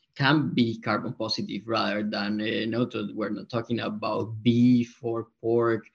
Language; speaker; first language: English; non-native, fluent; Spanish